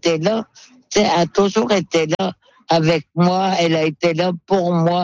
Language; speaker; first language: French; non-native, local second language; Innu-aimun